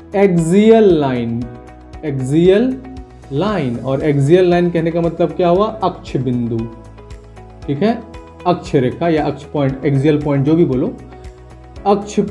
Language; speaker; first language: Hindi; native; Hindi